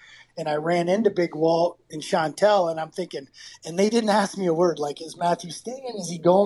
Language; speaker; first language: English; native; English